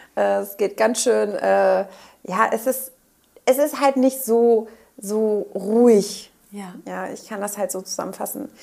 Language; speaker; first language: German; native; German